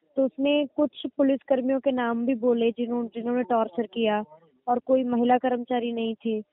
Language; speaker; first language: Hindi; native; Hindi